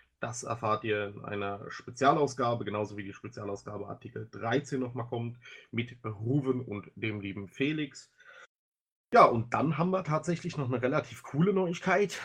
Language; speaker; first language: German; native; German